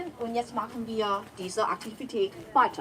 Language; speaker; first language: German; non-native, fluent; Cantonese